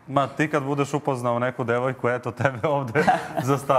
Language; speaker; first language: Bosnian; native; Bosnian